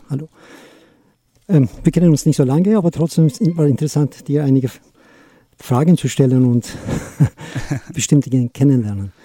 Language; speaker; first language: German; non-native, fluent; Arabic